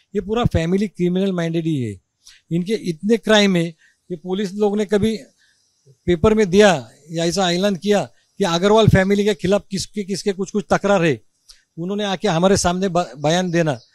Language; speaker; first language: Hindi; non-native, local second language; Marathi